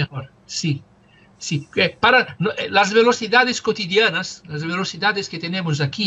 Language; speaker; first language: Spanish; non-native, fluent; Portuguese